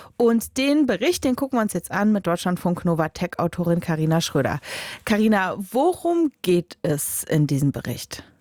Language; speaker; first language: German; native; German